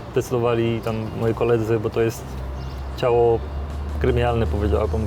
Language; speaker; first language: Polish; non-native, fluent; Romanian